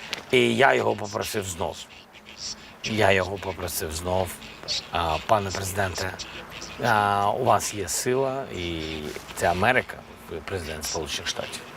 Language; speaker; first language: Ukrainian; non-native, local second language; Russian